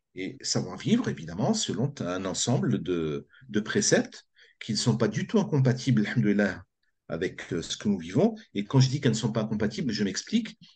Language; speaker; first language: French; native; French